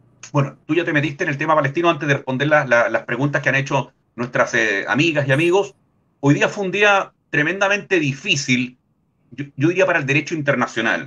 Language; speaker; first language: Spanish; native; Spanish